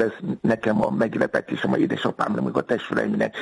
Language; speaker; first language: Hungarian; non-native, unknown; Yoruba